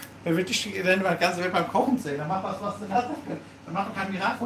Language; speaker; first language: German; native; German